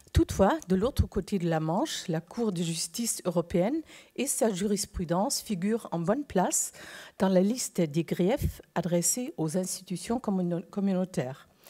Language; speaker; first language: French; non-native, fluent; German